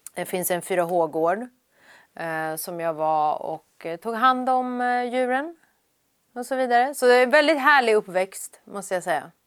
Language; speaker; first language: Swedish; early bilingual, other home language; Persian